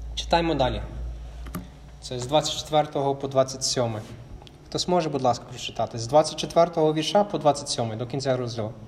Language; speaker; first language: Ukrainian; non-native, fluent; English